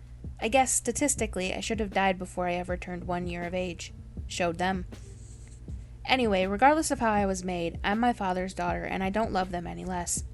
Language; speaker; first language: English; native; English